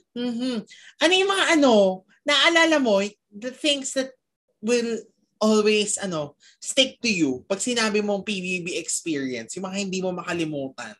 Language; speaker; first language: Filipino; native; Filipino